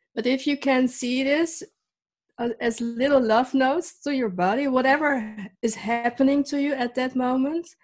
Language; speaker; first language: English; early bilingual, other home language; Dutch